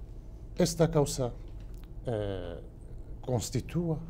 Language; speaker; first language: Portuguese; non-native, learner; Spanish